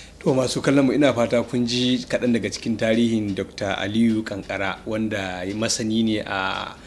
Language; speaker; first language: Hausa; native; Hausa